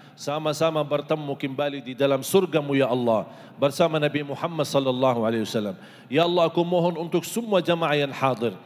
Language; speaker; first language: Malay; non-native, fluent; Arabic